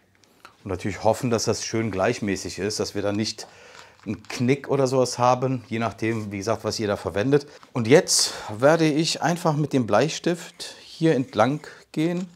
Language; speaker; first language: German; native; German